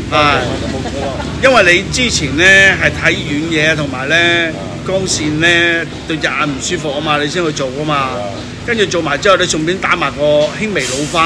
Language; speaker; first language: Cantonese; native; Cantonese